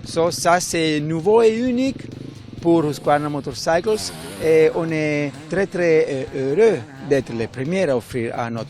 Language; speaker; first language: French; non-native, fluent; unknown